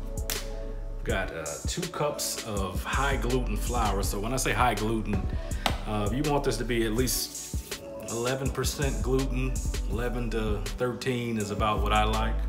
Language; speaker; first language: English; native; English